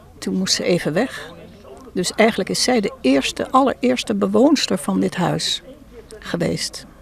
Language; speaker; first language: Dutch; non-native, fluent; English